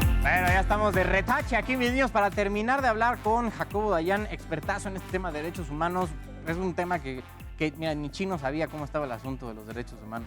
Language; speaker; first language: Spanish; native; Spanish